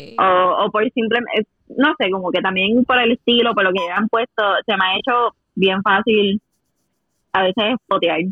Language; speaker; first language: Spanish; native; Spanish